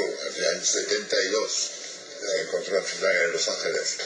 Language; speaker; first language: Spanish; non-native, fluent; French